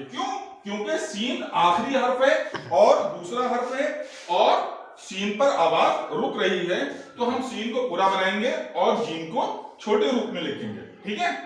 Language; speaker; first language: Hindi; native; Hindi